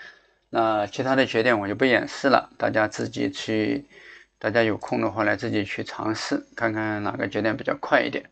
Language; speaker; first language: Chinese; native; Chinese